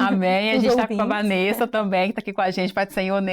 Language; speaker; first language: Portuguese; native; Portuguese